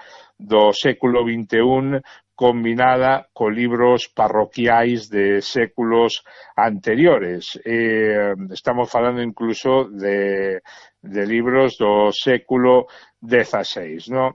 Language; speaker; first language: Galician; native; Galician